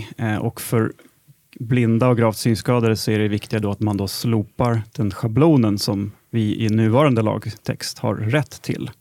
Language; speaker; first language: Swedish; native; Swedish